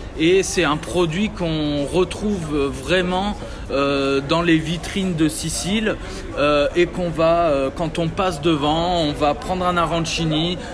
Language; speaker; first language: French; early bilingual, other home language; Italian